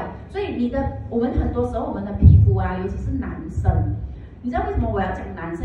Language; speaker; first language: Chinese; native; Chinese